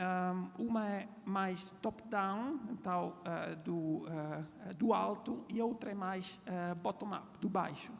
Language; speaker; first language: Portuguese; non-native, fluent; Italian